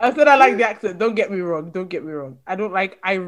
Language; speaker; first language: English; native; English